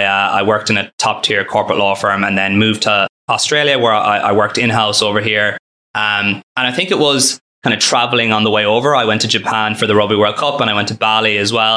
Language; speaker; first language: English; native; English